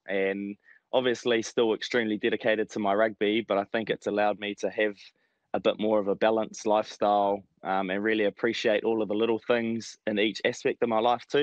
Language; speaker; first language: English; native; English